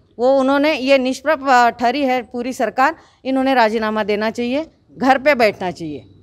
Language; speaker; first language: Hindi; non-native, local second language; Marathi